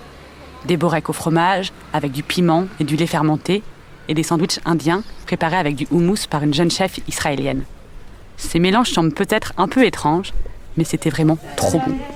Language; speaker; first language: French; native; French